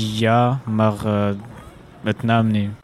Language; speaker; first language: Dutch; non-native, learner; French